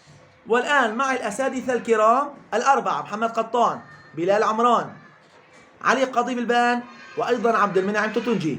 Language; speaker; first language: Arabic; native; Arabic